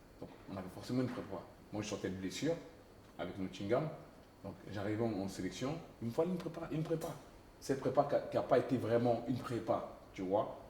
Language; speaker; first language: French; early bilingual, other home language; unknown